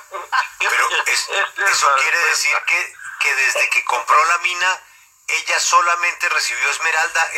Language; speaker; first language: Spanish; native; Spanish